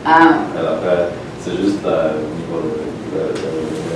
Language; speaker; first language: French; non-native, learner; Polish